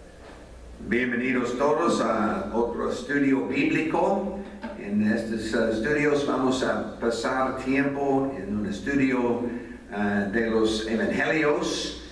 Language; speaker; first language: Spanish; non-native, fluent; English